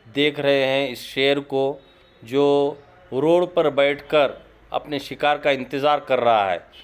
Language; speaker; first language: Hindi; non-native, local second language; Marathi